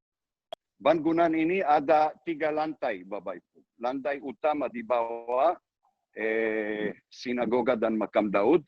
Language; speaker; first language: Indonesian; non-native, learner; Hebrew